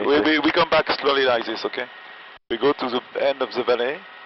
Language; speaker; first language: English; non-native, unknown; French